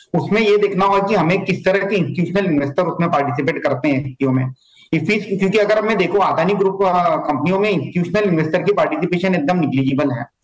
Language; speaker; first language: Hindi; native; Hindi